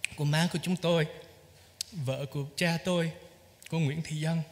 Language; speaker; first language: Vietnamese; early bilingual, heritage; Vietnamese